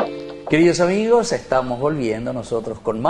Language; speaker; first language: Spanish; native; Spanish